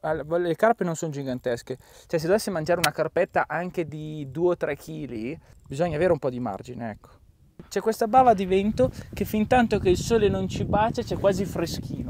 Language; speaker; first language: Italian; native; Italian